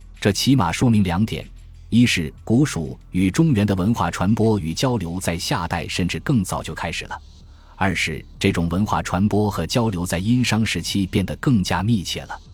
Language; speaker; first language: Chinese; native; Chinese